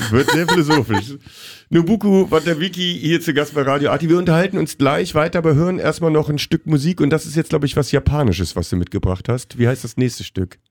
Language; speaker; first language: German; native; German